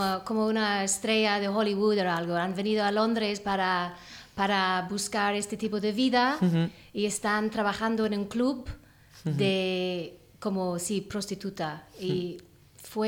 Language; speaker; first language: Spanish; non-native, learner; English